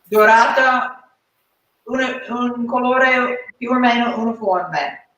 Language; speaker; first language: Italian; non-native, learner; English